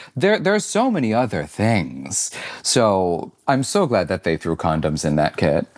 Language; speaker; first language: English; native; English